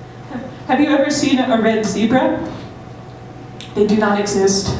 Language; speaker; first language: English; native; English